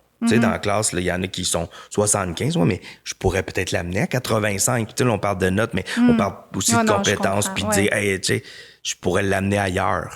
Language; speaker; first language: French; native; French